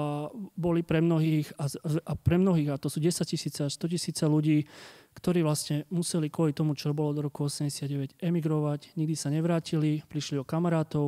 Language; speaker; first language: Slovak; native; Slovak